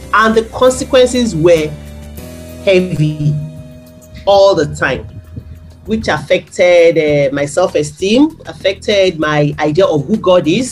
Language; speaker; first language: English; non-native, local second language; Yoruba